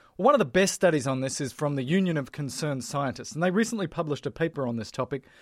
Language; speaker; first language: English; native; English